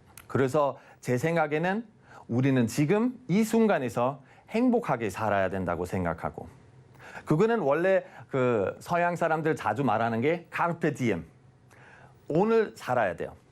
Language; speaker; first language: Korean; non-native, fluent; German